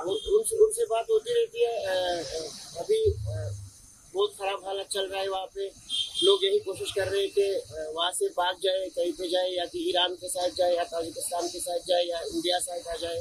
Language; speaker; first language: Hindi; non-native, fluent; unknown